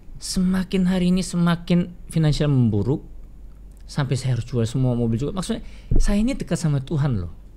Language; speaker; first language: Indonesian; non-native, fluent; Korean